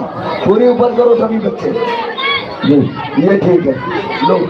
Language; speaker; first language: Hindi; native; Hindi